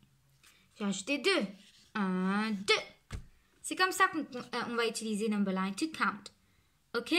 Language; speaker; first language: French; non-native, local second language; Morisyen